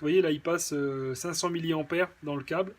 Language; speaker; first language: French; native; French